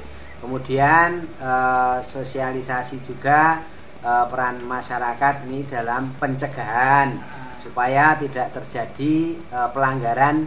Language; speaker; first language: Indonesian; native; Indonesian